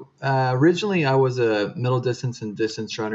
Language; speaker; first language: English; native; English